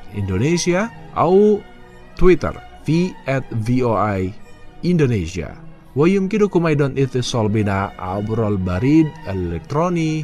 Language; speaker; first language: Arabic; non-native, fluent; Indonesian